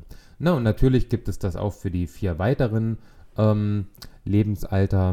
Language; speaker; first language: German; native; German